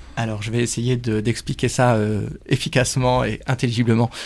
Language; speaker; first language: French; native; French